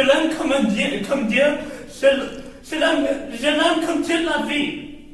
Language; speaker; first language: French; non-native, learner; English